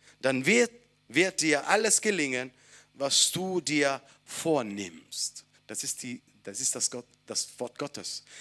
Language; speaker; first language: German; non-native, fluent; Italian